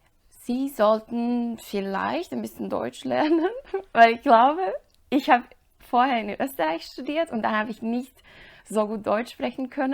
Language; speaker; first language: German; non-native, fluent; Slovak